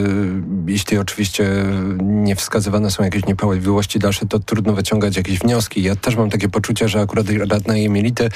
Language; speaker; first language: Polish; native; Polish